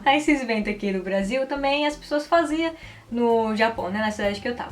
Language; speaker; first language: Portuguese; early bilingual, heritage; Portuguese